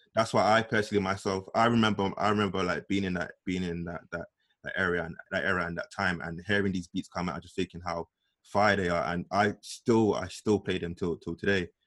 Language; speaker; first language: English; native; English